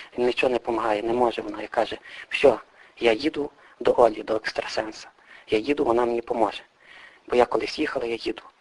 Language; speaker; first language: Ukrainian; native; Ukrainian